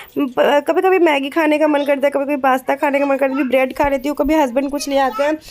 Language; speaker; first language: Hindi; native; Hindi